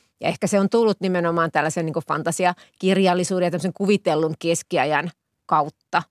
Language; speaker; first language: Finnish; native; Finnish